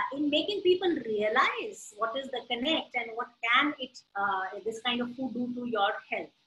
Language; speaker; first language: English; non-native, local second language; Hindi